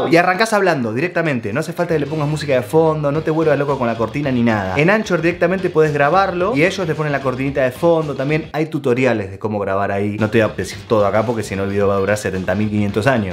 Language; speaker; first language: Spanish; native; Spanish